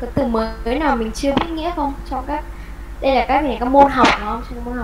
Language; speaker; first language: Vietnamese; native; Vietnamese